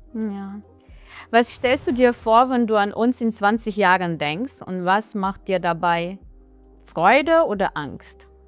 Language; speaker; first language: German; non-native, fluent; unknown